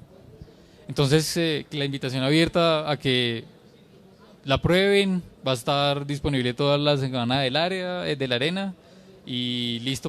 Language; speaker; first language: Spanish; native; Spanish